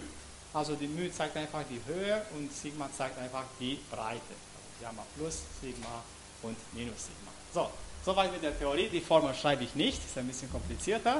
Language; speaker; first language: German; non-native, fluent; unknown